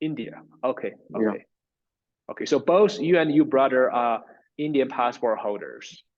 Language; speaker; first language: English; non-native, fluent; Chinese